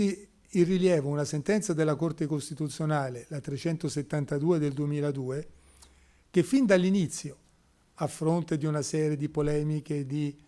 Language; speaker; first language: Italian; native; Italian